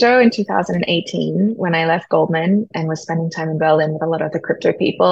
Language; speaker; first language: English; native; English